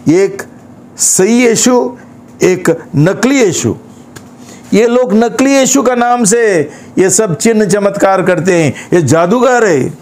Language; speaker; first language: Hindi; non-native, local second language; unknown